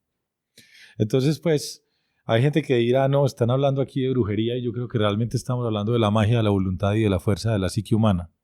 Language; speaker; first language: Spanish; native; Spanish